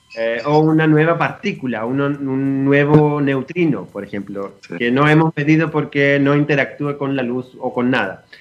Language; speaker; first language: Spanish; non-native, fluent; Greek